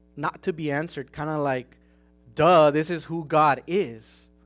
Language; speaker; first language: English; non-native, fluent; Spanish